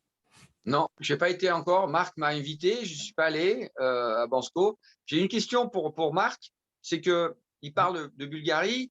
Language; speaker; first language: French; native; French